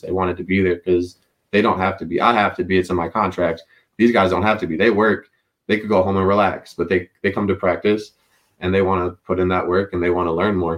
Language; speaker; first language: English; native; English